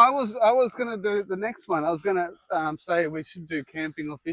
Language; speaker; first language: English; native; English